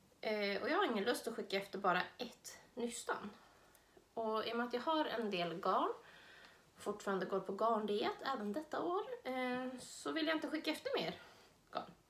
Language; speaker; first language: Swedish; native; Swedish